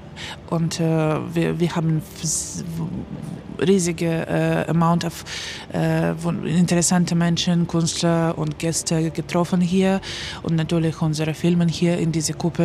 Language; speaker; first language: German; non-native, learner; Ukrainian